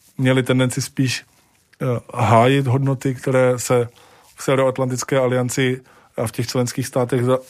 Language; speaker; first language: Czech; native; Czech